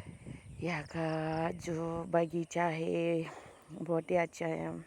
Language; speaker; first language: Hindi; non-native, local second language; Kok Borok